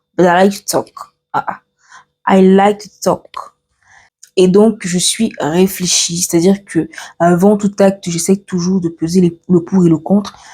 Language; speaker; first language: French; early bilingual, other home language; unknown